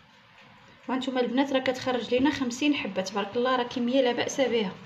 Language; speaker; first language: Arabic; native; Arabic